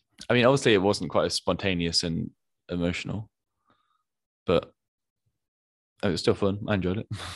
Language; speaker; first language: English; native; English